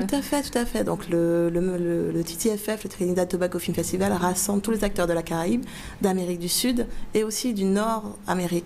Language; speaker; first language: French; native; French